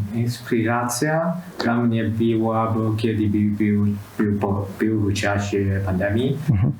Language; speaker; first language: Polish; non-native, learner; Chinese